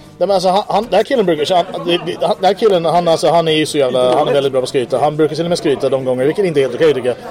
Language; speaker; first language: Swedish; early bilingual, other home language; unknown